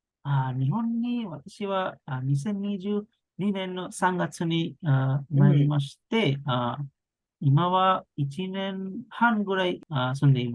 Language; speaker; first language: Japanese; non-native, learner; Bangla